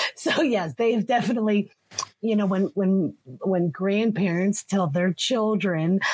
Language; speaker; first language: English; native; English